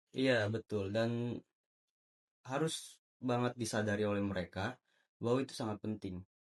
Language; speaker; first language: Indonesian; native; Indonesian